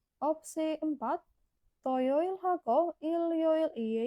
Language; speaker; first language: Korean; non-native, learner; Indonesian